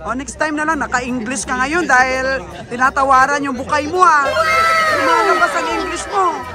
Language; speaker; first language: Filipino; non-native, local second language; Aklanon